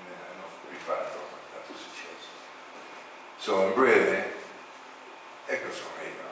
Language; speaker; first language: Italian; non-native, learner; English